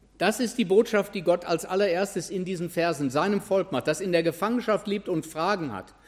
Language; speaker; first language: German; native; German